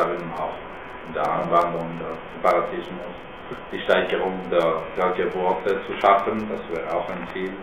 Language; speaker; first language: German; non-native, fluent; Spanish